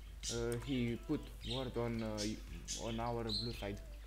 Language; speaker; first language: English; non-native, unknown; Romanian